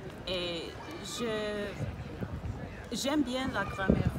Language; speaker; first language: French; non-native, learner; English